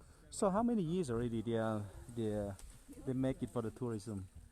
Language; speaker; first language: English; non-native, learner; Thai